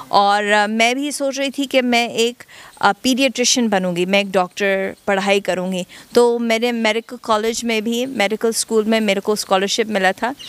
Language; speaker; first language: Hindi; non-native, fluent; English